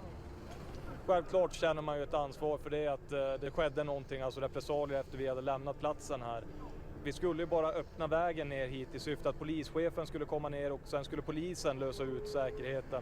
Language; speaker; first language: Swedish; native; Swedish